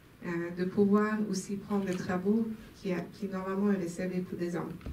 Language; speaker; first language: French; non-native, local second language; Swedish